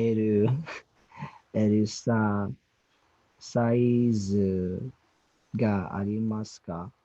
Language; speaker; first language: Japanese; non-native, learner; English